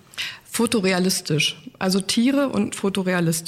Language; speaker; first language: German; native; German